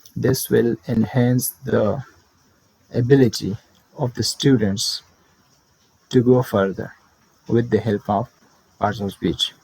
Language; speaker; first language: English; non-native, local second language; Urdu